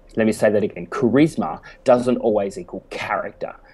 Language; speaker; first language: English; native; English